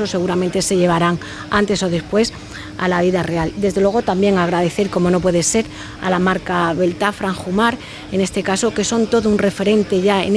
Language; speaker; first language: Spanish; native; Spanish